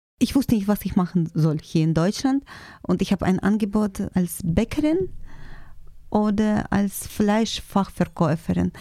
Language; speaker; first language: German; non-native, fluent; Russian